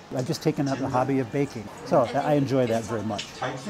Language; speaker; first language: English; native; English